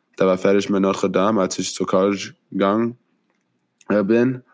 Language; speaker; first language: German; non-native, fluent; English